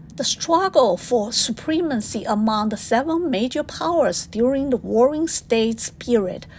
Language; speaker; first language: English; non-native, fluent; Chinese